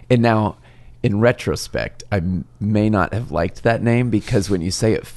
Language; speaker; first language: English; native; English